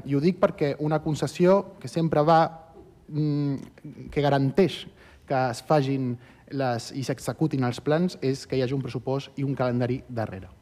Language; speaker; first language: Catalan; early bilingual, other home language; Spanish